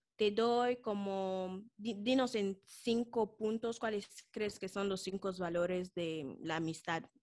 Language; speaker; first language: Spanish; non-native, local second language; Fang